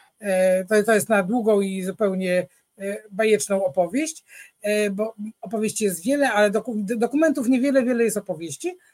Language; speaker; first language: Polish; native; Polish